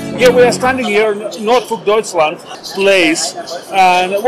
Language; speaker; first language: English; non-native, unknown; Finnish